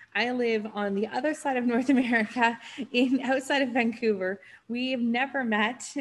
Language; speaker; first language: English; native; English